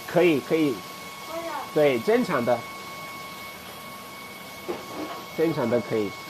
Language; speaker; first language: Chinese; non-native, fluent; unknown